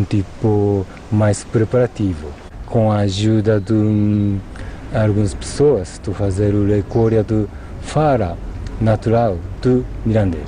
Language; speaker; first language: Portuguese; non-native, fluent; Japanese